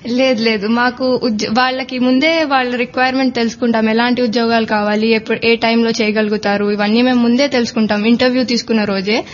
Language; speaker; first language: Telugu; native; Telugu